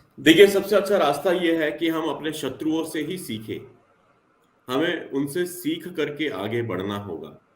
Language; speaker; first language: Hindi; native; Hindi